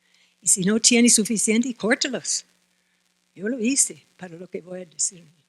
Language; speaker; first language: Spanish; non-native, fluent; English